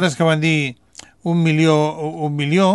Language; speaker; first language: Catalan; native; Catalan